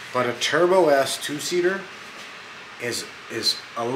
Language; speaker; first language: English; native; English